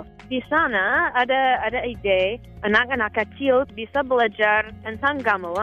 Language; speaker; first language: Indonesian; non-native, fluent; English